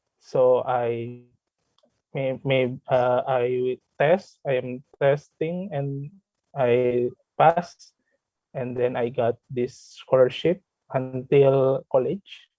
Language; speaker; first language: English; non-native, learner; Indonesian